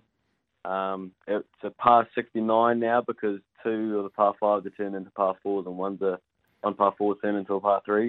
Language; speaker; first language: English; native; English